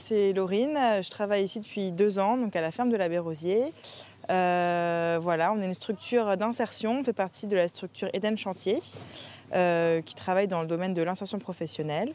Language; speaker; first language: French; native; French